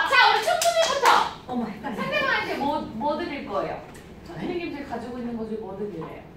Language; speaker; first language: Korean; native; Korean